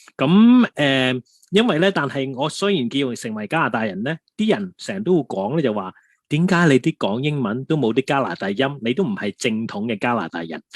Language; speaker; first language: Cantonese; native; Cantonese